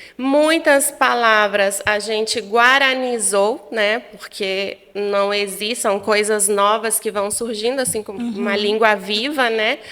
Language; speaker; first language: Portuguese; non-native, fluent; Guarani